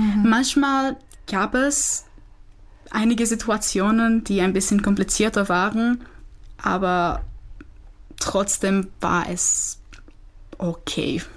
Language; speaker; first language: German; non-native, fluent; Czech